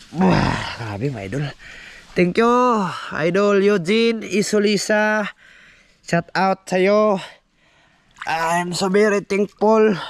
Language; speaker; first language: Filipino; non-native, local second language; Cebuano